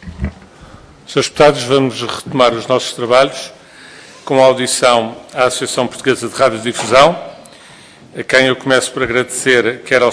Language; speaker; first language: Portuguese; native; Portuguese